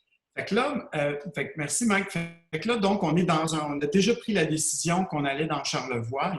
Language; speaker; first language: French; native; French